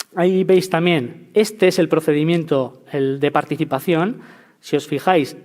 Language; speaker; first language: Spanish; native; Spanish